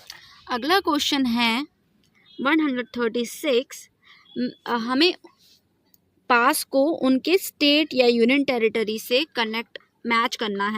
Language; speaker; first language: Hindi; native; Hindi